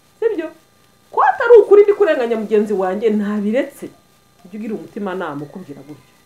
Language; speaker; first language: Kinyarwanda; early bilingual, heritage; Kinyarwanda